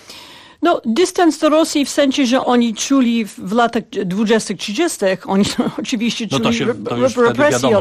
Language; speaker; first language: Polish; non-native, fluent; English